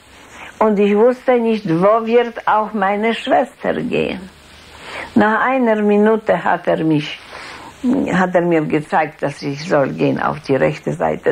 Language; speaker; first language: German; non-native, fluent; Polish